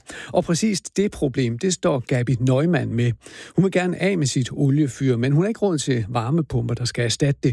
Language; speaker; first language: Danish; native; Danish